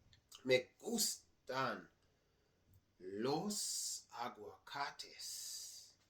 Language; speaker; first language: Spanish; non-native, learner; English